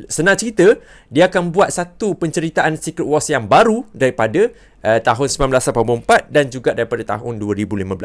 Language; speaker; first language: Malay; native; Malay